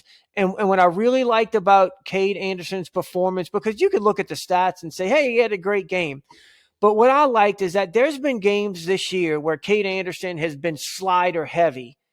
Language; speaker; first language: English; native; English